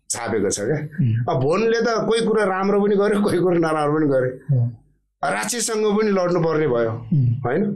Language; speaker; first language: Nepali; non-native, local second language; Eastern Tamang